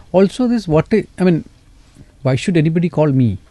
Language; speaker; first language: English; non-native, local second language; Malayalam